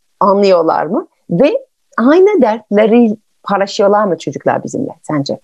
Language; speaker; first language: Turkish; non-native, fluent; French